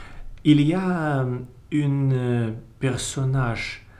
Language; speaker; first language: French; non-native, learner; Russian